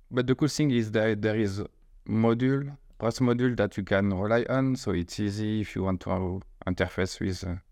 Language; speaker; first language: English; non-native, fluent; French